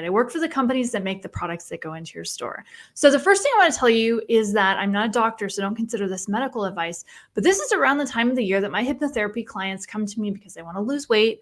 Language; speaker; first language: English; native; English